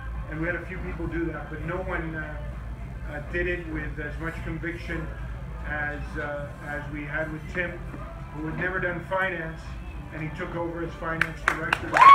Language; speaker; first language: English; early bilingual, other home language; Spanish